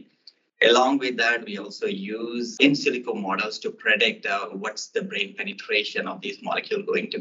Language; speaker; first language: English; non-native, local second language; Telugu